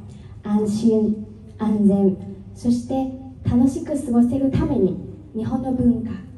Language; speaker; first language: Japanese; non-native, fluent; Vietnamese